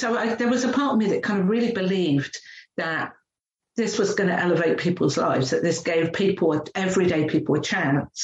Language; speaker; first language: English; native; English